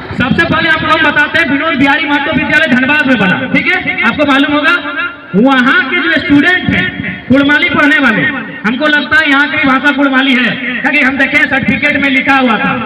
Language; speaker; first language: Hindi; non-native, local second language; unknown